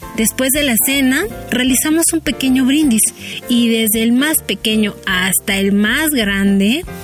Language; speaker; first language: Spanish; native; Spanish